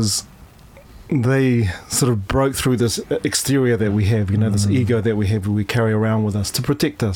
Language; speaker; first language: English; native; English